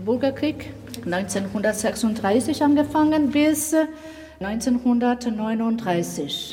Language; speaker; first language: German; non-native, fluent; Spanish